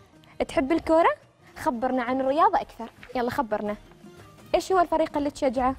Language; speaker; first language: Arabic; native; Arabic